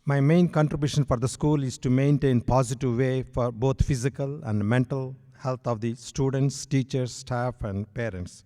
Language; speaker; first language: English; non-native, local second language; Telugu